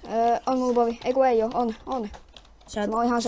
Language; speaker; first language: Finnish; native; Finnish